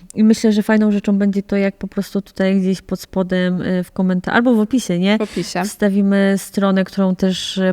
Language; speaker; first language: Polish; native; Polish